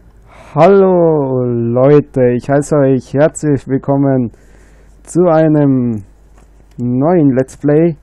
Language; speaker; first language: German; native; German